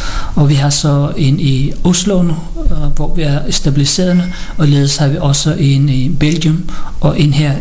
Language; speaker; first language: Danish; early bilingual, other home language; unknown